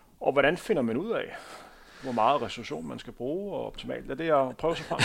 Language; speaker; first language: Danish; native; Danish